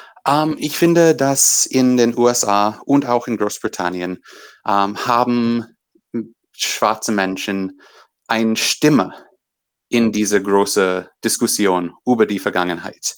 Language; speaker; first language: German; non-native, fluent; English